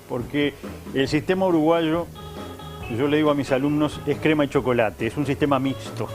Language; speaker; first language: Spanish; native; Spanish